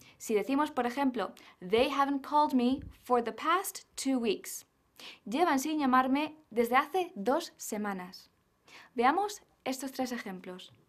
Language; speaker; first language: Spanish; native; Spanish